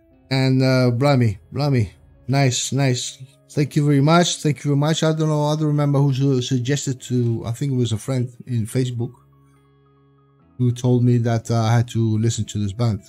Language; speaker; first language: English; non-native, fluent; Spanish